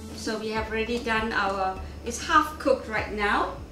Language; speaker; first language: English; non-native, local second language; Gujarati